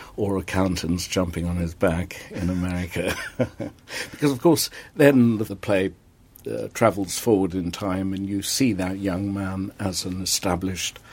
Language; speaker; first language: English; native; English